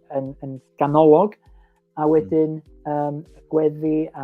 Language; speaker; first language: Welsh; native; Welsh